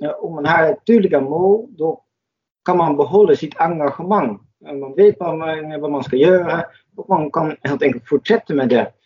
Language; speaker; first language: Swedish; non-native, fluent; Dutch